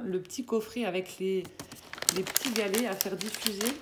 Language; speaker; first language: French; native; French